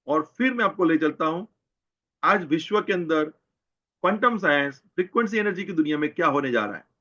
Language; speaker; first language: Hindi; non-native, local second language; Gujarati